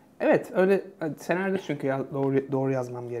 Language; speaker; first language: Turkish; native; Turkish